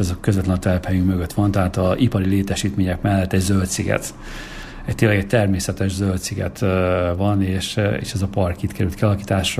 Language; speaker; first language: Hungarian; native; Hungarian